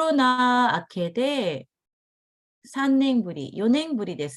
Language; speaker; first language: Japanese; non-native, fluent; Korean